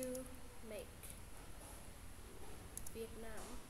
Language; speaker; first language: English; non-native, learner; Vietnamese